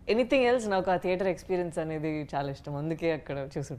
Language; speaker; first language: Telugu; non-native, fluent; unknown